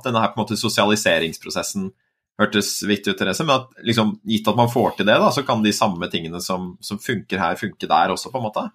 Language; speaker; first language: Norwegian; native; Norwegian